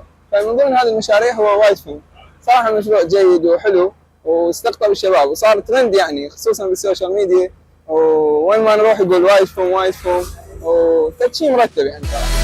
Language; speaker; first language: Arabic; native; Arabic